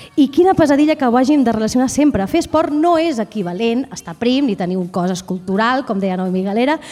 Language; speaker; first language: Catalan; native; Catalan